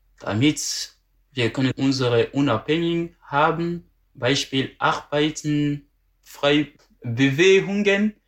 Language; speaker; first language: German; non-native, learner; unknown